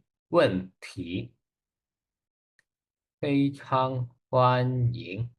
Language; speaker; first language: Chinese; non-native, learner; Indonesian